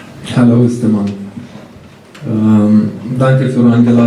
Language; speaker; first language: German; non-native, learner; Romanian